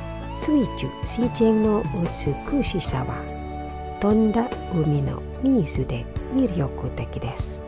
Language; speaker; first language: Japanese; non-native, fluent; Indonesian